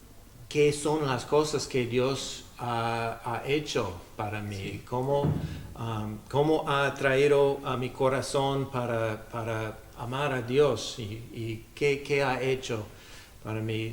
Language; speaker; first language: Spanish; non-native, learner; English